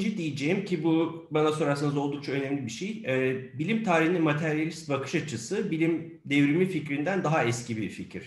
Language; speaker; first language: Turkish; native; Turkish